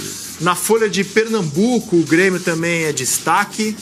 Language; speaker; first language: Portuguese; native; Portuguese